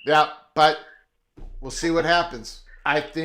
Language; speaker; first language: English; native; English